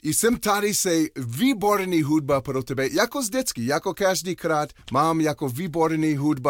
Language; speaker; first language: Czech; non-native, learner; English